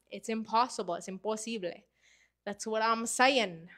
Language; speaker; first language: English; native; English